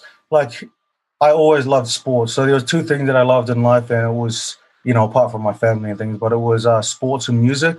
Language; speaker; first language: English; native; English